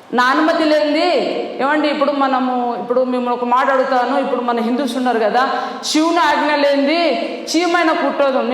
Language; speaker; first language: Telugu; non-native, local second language; Lambadi